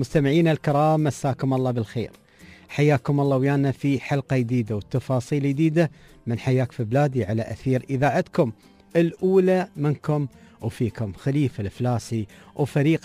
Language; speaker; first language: Arabic; native; Arabic